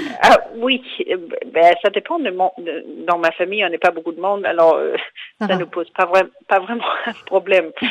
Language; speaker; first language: French; non-native, fluent; Danish